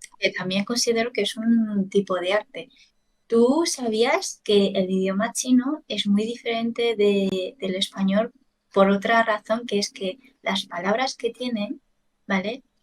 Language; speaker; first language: Spanish; early bilingual, other home language; Chinese